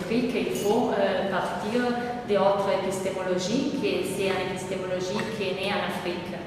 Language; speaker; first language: French; non-native, fluent; Italian